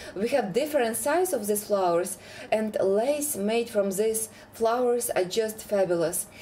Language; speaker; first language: English; non-native, fluent; Ukrainian